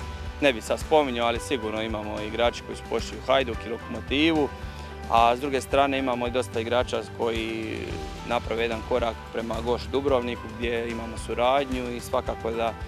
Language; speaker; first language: Croatian; native; Croatian